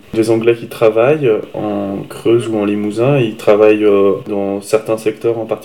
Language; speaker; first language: French; native; French